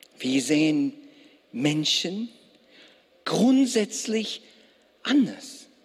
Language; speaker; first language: German; non-native, fluent; English